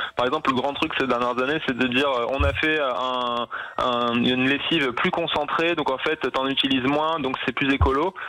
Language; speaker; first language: French; native; French